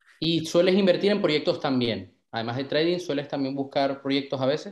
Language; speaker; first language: Spanish; native; Spanish